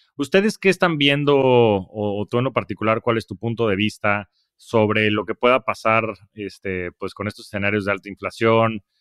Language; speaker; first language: Spanish; native; Spanish